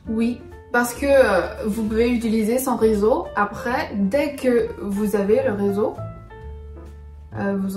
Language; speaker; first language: French; non-native, fluent; Chinese